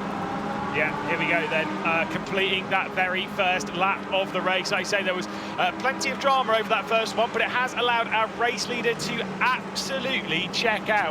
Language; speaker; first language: English; native; English